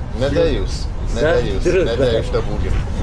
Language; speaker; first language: Russian; non-native, learner; English